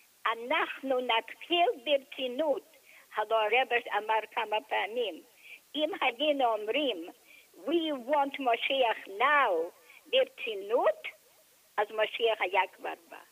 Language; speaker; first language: Hebrew; non-native, fluent; English